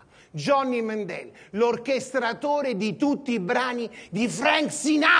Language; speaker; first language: Italian; native; Italian